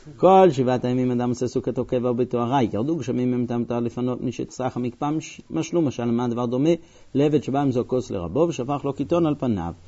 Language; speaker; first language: Hebrew; non-native, fluent; English